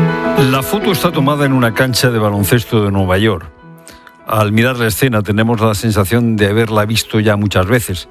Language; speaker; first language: Spanish; native; Spanish